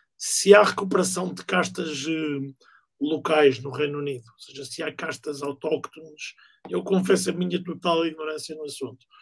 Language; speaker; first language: Portuguese; native; Portuguese